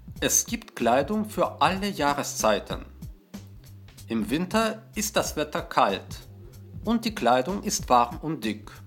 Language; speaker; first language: German; non-native, fluent; Russian